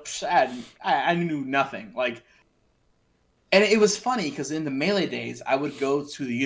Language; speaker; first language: English; native; English